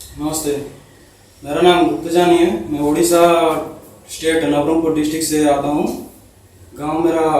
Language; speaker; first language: Hindi; non-native, local second language; Odia